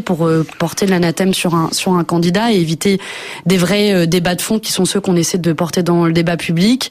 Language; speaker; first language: French; native; French